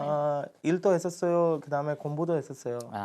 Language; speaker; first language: Korean; non-native, learner; Urdu